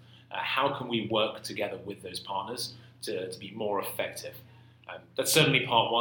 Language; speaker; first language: English; native; English